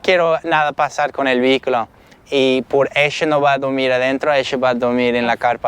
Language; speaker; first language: Spanish; non-native, learner; English